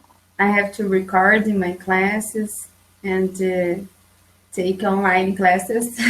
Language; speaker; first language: English; non-native, learner; Portuguese